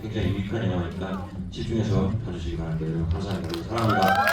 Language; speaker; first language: Korean; native; Korean